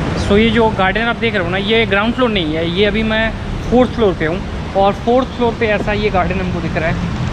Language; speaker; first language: Hindi; native; Hindi